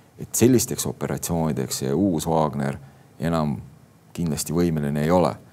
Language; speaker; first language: Estonian; native; Estonian